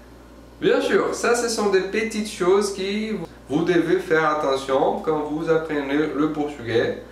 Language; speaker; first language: French; non-native, fluent; Portuguese